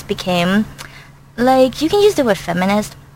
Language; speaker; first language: English; non-native, fluent; Thai